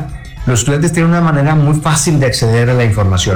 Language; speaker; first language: Spanish; native; Spanish